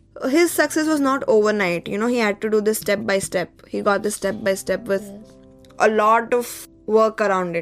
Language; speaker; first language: English; non-native, local second language; Telugu